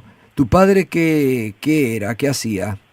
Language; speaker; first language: Spanish; native; Spanish